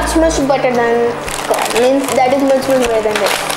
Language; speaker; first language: English; non-native, local second language; Hindi